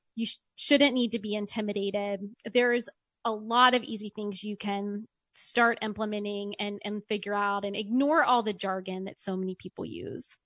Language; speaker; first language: English; native; English